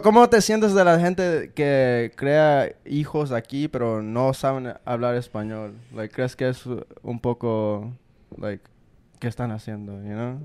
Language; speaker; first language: Spanish; early bilingual, heritage; Spanish